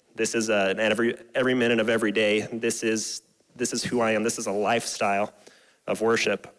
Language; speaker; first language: English; native; English